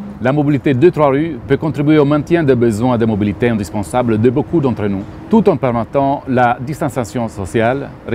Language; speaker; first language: French; native; French